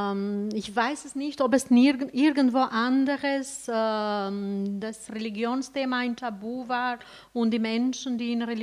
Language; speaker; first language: German; non-native, fluent; Albanian